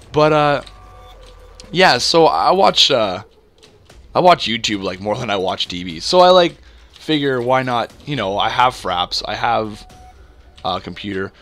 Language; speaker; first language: English; native; English